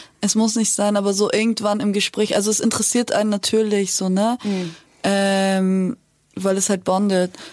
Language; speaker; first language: German; early bilingual, other home language; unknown